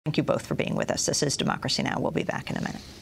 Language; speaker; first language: English; native; English